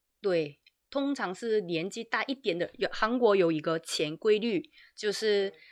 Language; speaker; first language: Chinese; non-native, fluent; Korean